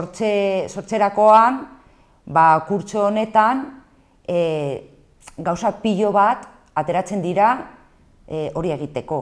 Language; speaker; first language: Basque; non-native, local second language; Spanish